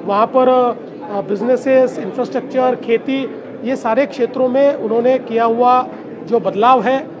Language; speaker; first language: Hindi; non-native, local second language; Marathi